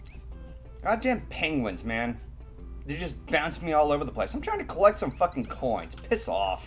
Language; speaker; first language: English; native; English